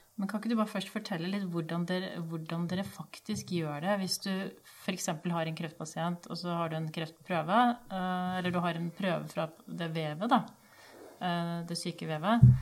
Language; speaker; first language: Norwegian; native; Norwegian